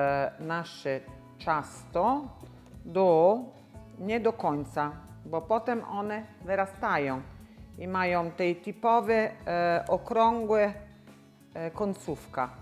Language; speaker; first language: Polish; non-native, learner; Italian